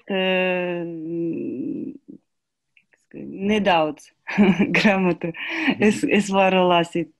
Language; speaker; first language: Latvian; non-native, learner; Kazakh